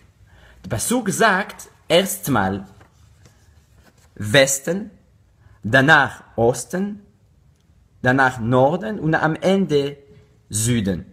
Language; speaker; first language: German; non-native, learner; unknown